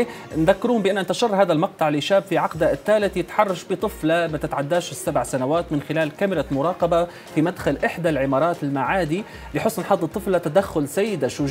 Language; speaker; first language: Arabic; native; Arabic